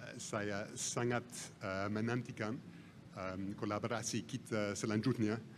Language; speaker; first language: Indonesian; non-native, fluent; English